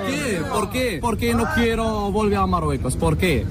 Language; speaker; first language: Spanish; non-native, learner; Arabic